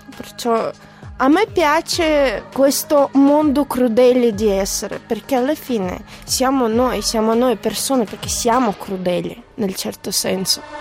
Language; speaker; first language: Italian; non-native, fluent; Russian